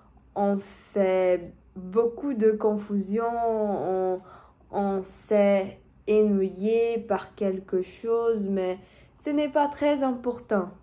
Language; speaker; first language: French; non-native, learner; Portuguese